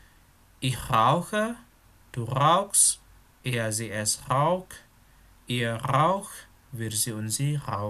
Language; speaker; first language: German; non-native, fluent; Indonesian